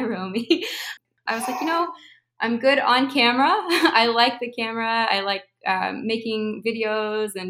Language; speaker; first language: English; native; English